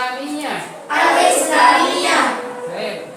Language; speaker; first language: Indonesian; native; Indonesian